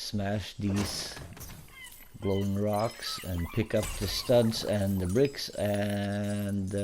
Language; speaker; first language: English; non-native, fluent; Swedish